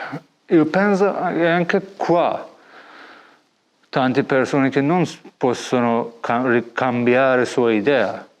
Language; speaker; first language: Italian; non-native, learner; Persian